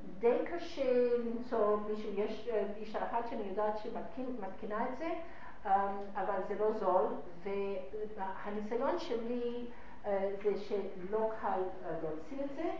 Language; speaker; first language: Hebrew; non-native, fluent; English